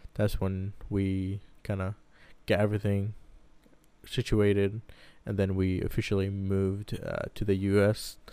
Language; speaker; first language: English; early bilingual, other home language; Arabic